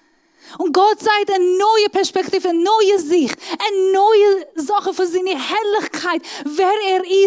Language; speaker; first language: German; non-native, fluent; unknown